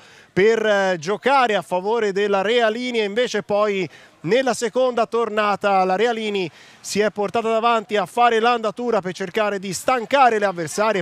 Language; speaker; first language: Italian; native; Italian